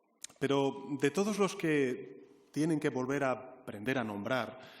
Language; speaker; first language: Spanish; native; Spanish